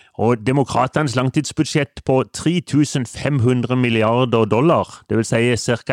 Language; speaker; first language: Norwegian; native; Norwegian